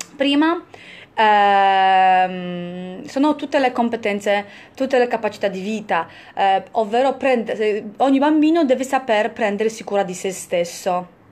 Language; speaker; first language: Italian; non-native, fluent; Polish